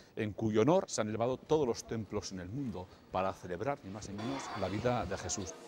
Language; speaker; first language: Spanish; native; Spanish